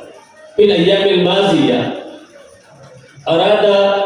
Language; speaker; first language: Arabic; non-native, fluent; Urdu